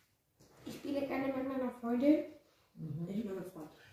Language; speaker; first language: German; early bilingual, other home language; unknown